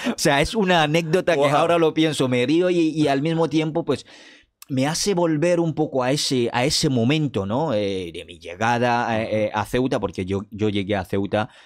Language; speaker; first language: Spanish; non-native, fluent; French